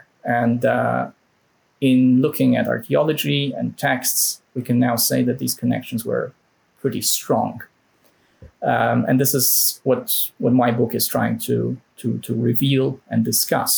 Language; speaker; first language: English; non-native, fluent; Polish